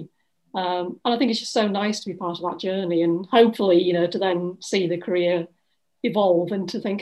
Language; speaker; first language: English; native; English